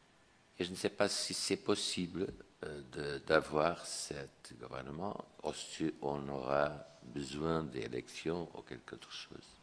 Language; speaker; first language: French; non-native, fluent; Portuguese